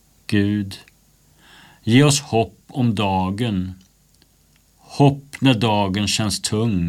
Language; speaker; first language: Swedish; native; Swedish